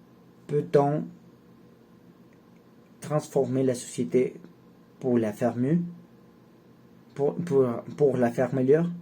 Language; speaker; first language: French; non-native, learner; Spanish